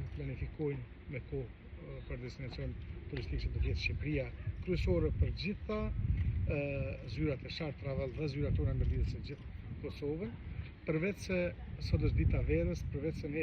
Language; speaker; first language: Albanian; native; Albanian